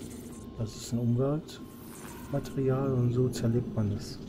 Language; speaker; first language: German; native; German